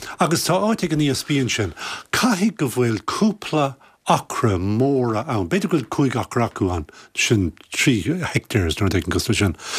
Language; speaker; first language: Irish; native; Irish